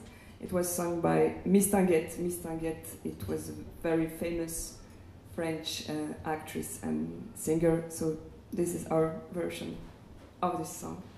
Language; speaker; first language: English; non-native, fluent; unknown